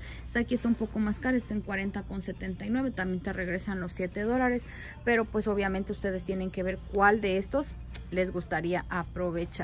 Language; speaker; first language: Spanish; native; Spanish